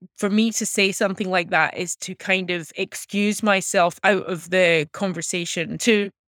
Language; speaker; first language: English; native; English